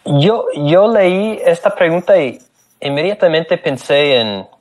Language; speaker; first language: Spanish; non-native, fluent; English